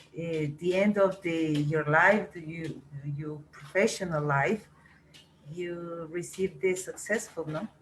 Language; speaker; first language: English; non-native, learner; Spanish